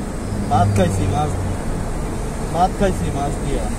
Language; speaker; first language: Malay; non-native, learner; Bangla